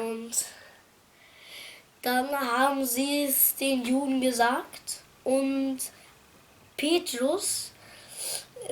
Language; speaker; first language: German; non-native, fluent; Arabic